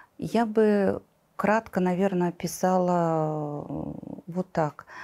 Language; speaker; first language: Russian; native; Russian